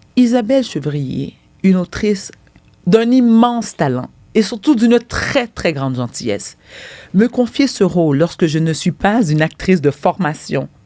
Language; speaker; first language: French; early bilingual, other home language; Haitian Creole